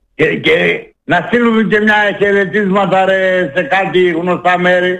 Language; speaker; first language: Greek; native; Greek